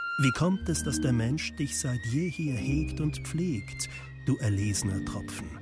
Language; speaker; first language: German; native; German